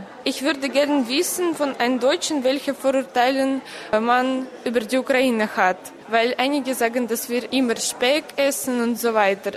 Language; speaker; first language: German; non-native, fluent; Russian